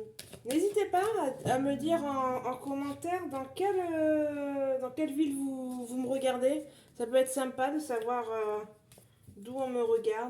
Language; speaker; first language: French; native; French